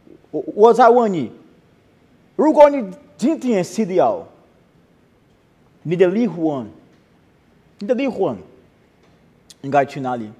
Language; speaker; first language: Chinese; non-native, learner; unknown